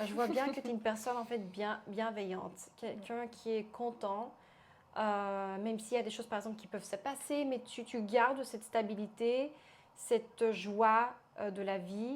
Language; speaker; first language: French; non-native, fluent; Bulgarian